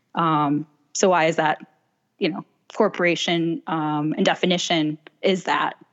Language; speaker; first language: English; native; English